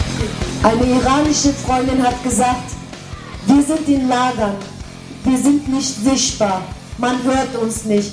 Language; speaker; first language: German; non-native, fluent; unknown